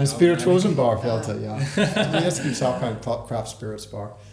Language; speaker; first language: German; non-native, learner; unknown